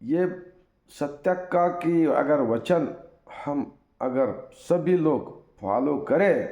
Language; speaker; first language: Hindi; non-native, local second language; Kannada